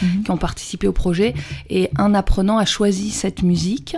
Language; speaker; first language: French; native; French